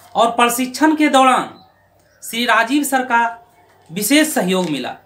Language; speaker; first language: Hindi; native; Hindi